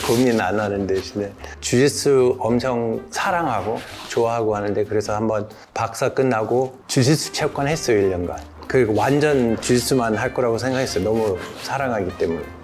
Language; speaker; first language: Korean; non-native, fluent; English